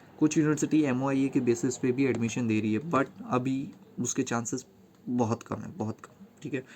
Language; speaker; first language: Hindi; native; Hindi